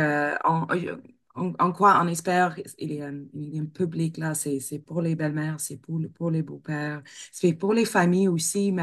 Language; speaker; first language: French; non-native, fluent; English